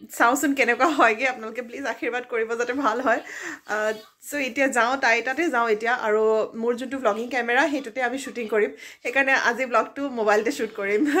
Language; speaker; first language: Assamese; native; Assamese